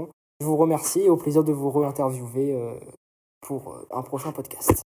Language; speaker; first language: French; native; French